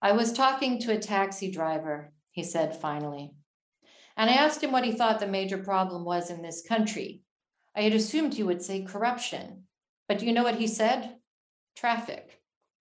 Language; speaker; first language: English; native; English